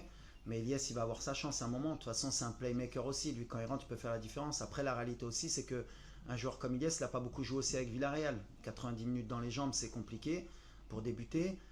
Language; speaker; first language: French; native; French